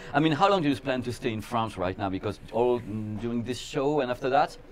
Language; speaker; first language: English; non-native, fluent; French